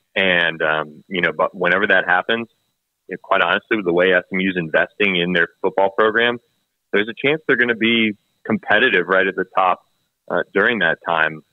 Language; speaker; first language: English; native; English